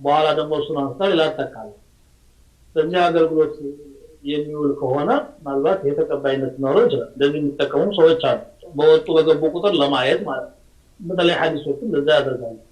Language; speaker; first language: Amharic; non-native, local second language; Oromo